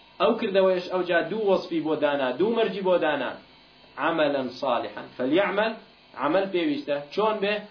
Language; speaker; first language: Central Kurdish; non-native, local second language; Kurdish